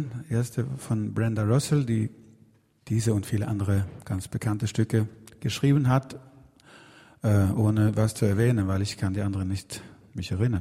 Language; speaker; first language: German; non-native, fluent; Swedish